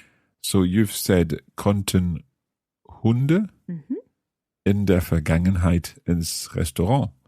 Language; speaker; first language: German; non-native, fluent; English